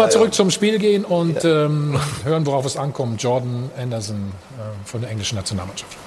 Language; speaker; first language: German; native; German